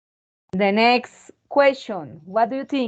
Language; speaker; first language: English; non-native, learner; Spanish